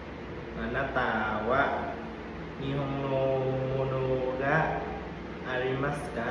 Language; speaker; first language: Japanese; non-native, learner; Vietnamese